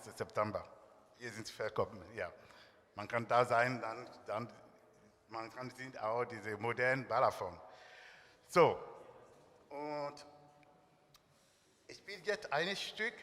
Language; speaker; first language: German; non-native, learner; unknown